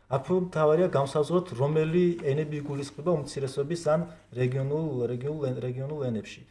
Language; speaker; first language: Georgian; non-native, local second language; Kurdish